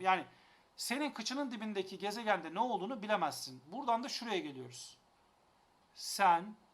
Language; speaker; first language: Turkish; native; Turkish